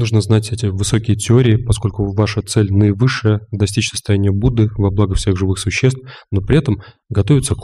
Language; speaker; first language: Russian; native; Russian